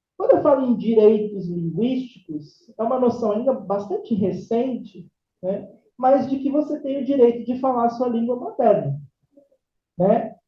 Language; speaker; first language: Portuguese; native; Portuguese